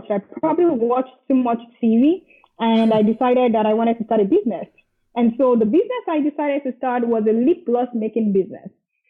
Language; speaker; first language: English; non-native, local second language; Yoruba